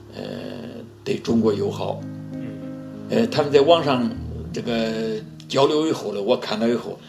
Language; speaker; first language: Chinese; native; Chinese